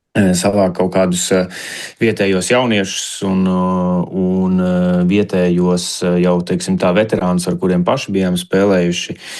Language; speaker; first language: Latvian; native; Latvian